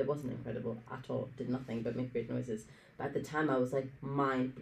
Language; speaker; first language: English; early bilingual, other home language; Arabic